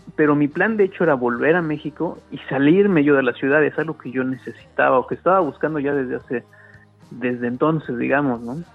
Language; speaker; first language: Spanish; native; Spanish